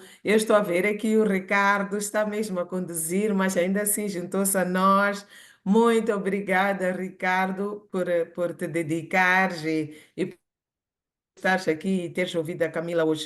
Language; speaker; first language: Portuguese; non-native, local second language; Tsonga